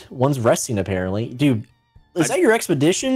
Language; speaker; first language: English; native; English